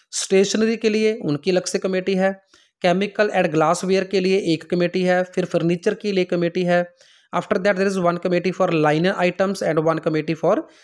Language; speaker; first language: Hindi; non-native, local second language; Punjabi